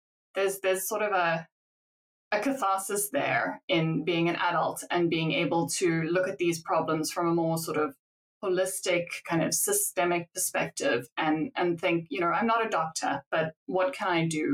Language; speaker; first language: English; native; English